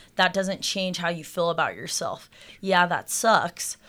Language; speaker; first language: English; native; English